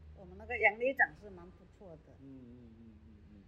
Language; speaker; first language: Chinese; non-native, local second language; Amis